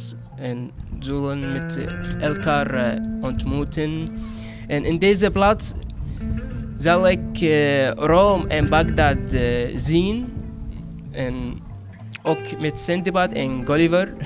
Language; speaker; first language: Dutch; non-native, learner; Arabic